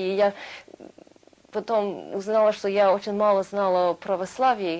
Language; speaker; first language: Russian; early bilingual, heritage; Russian